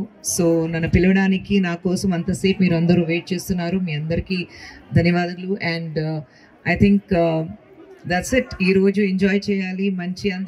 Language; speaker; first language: Telugu; non-native, fluent; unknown